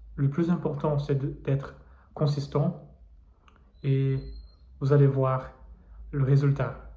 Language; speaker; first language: French; non-native, fluent; Portuguese